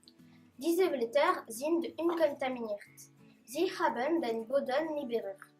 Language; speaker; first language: German; non-native, learner; French